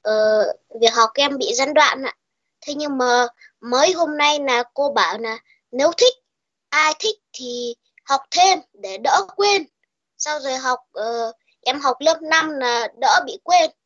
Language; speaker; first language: Vietnamese; early bilingual, heritage; Vietnamese